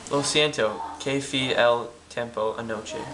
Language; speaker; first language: Spanish; non-native, learner; English